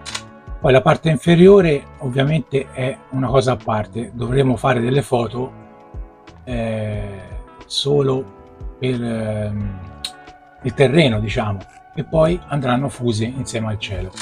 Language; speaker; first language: Italian; native; Italian